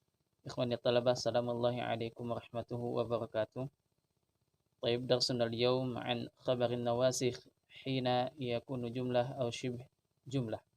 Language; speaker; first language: Arabic; non-native, fluent; Indonesian